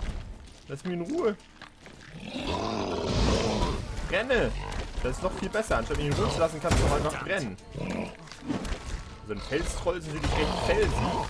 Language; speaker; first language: German; native; German